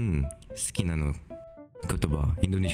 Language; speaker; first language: Japanese; non-native, learner; Indonesian